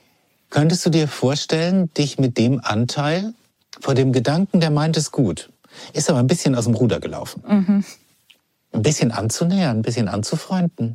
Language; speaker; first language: German; native; German